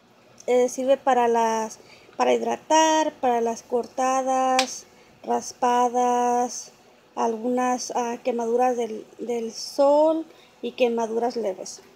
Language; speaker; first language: Spanish; native; Spanish